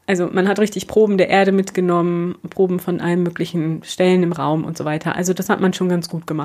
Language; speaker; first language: German; native; German